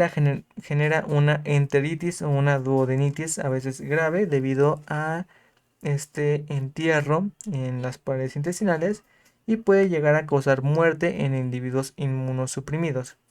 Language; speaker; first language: Spanish; native; Spanish